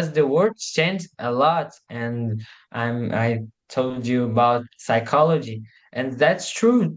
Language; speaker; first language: English; non-native, learner; Portuguese